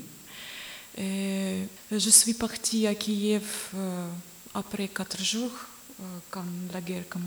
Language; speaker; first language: French; non-native, learner; Ukrainian